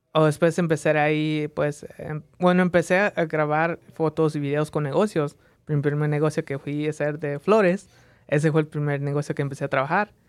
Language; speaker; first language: Spanish; early bilingual, heritage; Spanish